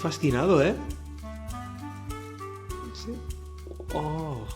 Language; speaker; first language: Spanish; native; Spanish